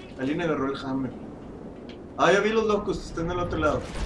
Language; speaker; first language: Spanish; native; Spanish